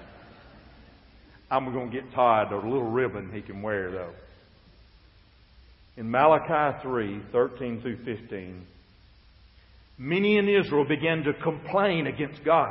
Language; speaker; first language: English; native; English